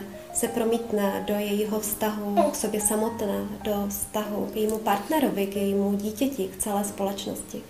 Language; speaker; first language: Czech; native; Czech